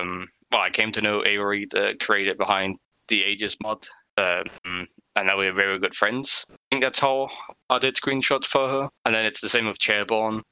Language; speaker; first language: English; non-native, fluent; Danish